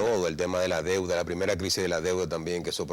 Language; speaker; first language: Spanish; native; Spanish